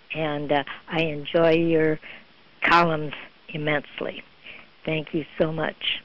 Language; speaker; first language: English; early bilingual, other home language; Italian